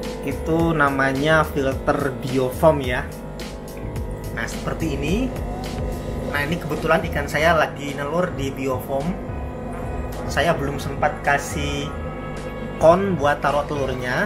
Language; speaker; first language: Indonesian; native; Indonesian